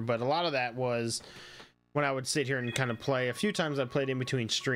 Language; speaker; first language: English; native; English